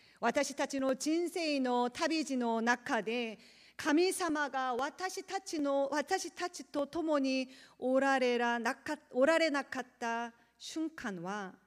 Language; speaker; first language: Japanese; non-native, learner; Korean